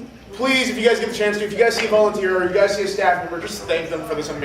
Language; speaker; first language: English; native; English